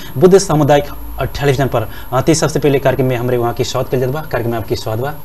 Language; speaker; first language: Bhojpuri; non-native, local second language; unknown